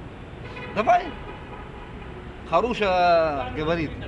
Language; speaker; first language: Russian; non-native, learner; Arabic